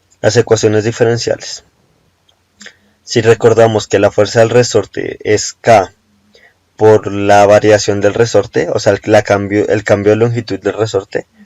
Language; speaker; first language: Spanish; native; Spanish